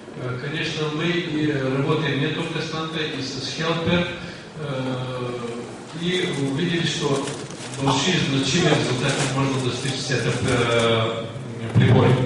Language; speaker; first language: Russian; non-native, learner; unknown